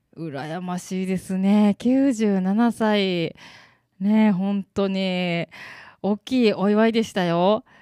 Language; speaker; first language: Japanese; native; Japanese